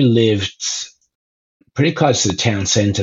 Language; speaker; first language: English; native; English